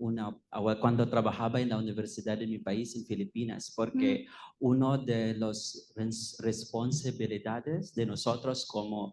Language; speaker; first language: Spanish; non-native, fluent; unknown